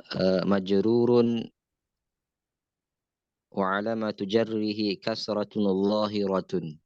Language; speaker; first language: Arabic; non-native, learner; Indonesian